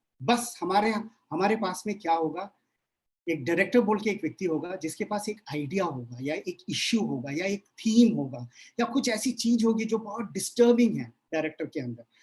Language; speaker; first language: Hindi; non-native, local second language; Bangla